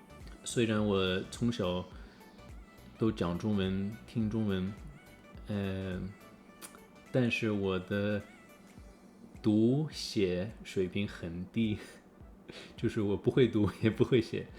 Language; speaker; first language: Chinese; early bilingual, heritage; English